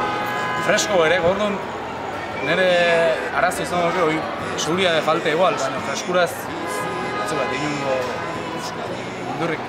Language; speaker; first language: Basque; native; Basque